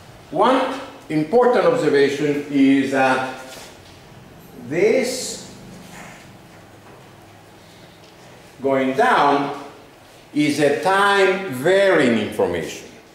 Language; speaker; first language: English; non-native, fluent; Greek